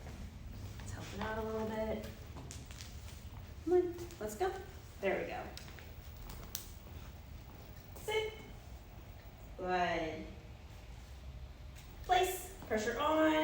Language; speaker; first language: English; native; English